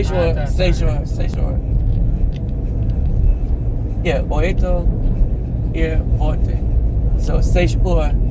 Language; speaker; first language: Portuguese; non-native, learner; English